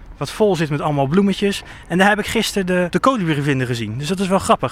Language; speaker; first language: Dutch; native; Dutch